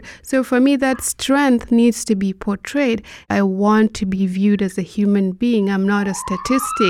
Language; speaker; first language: English; non-native, local second language; Hausa